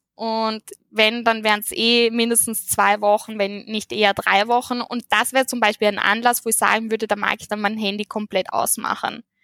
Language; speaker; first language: German; early bilingual, heritage; German